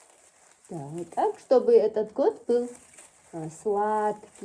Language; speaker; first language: Russian; non-native, fluent; Georgian